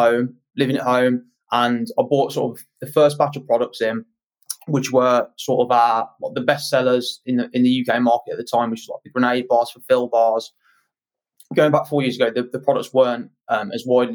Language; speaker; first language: English; native; English